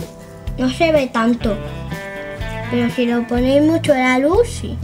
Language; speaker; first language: Spanish; native; Spanish